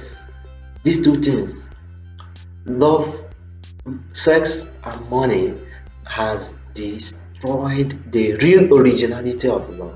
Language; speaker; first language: English; non-native, local second language; Igbo